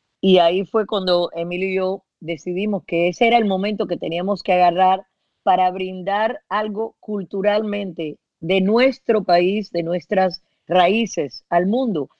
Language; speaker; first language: Spanish; early bilingual, heritage; Spanish